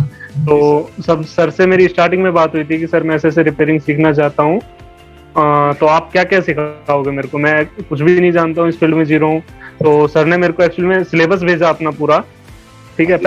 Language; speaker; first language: Hindi; native; Hindi